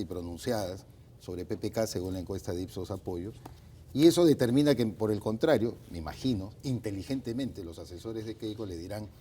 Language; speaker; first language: Spanish; native; Spanish